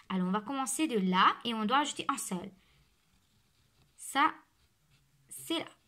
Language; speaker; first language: French; non-native, local second language; Morisyen